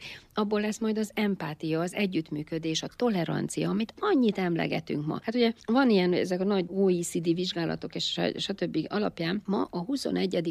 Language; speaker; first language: Hungarian; native; Hungarian